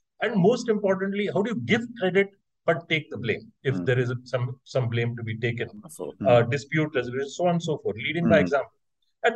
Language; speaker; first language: English; non-native, local second language; Hindi